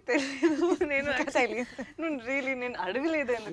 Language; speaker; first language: Telugu; non-native, learner; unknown